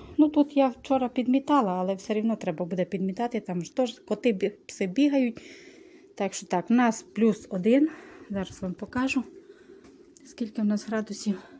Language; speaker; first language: Ukrainian; native; Ukrainian